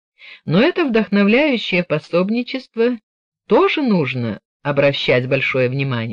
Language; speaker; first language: Russian; native; Russian